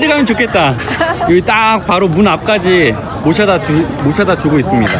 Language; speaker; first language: Korean; native; Korean